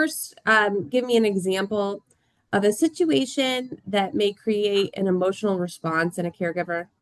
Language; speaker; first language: English; native; English